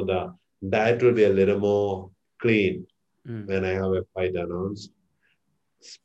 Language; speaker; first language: English; non-native, local second language; Malayalam